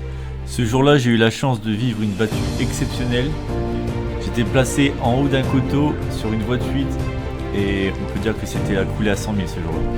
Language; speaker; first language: French; native; French